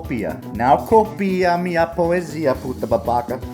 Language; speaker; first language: Portuguese; non-native, fluent; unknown